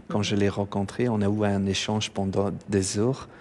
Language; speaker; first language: French; non-native, fluent; Persian